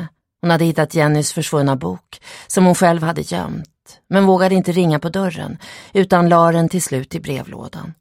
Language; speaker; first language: Swedish; native; Swedish